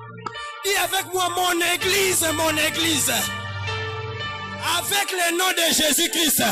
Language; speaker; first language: French; non-native, local second language; Lingala